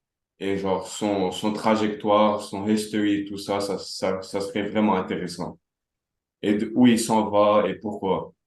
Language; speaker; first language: French; non-native, local second language; Arabic